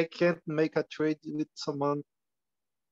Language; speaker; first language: English; non-native, learner; Portuguese